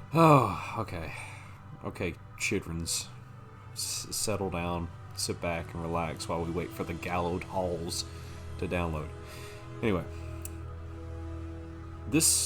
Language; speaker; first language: English; native; English